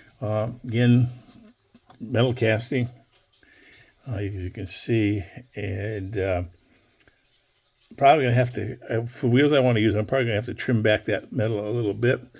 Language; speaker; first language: English; native; English